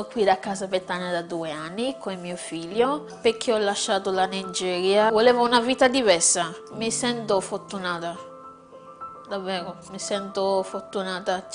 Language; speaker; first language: Italian; non-native, fluent; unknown